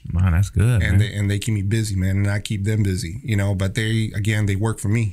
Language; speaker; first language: English; native; English